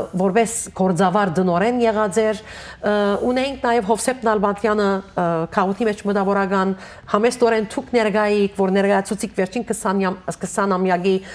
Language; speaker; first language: Armenian; native; Armenian